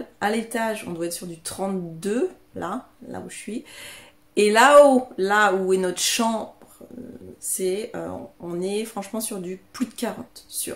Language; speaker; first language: French; native; French